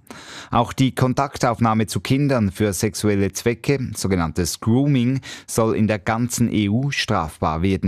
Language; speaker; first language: German; native; German